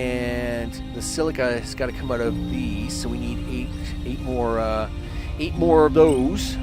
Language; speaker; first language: English; native; English